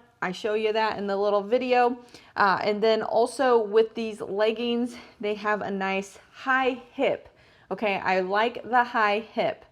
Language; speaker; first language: English; native; English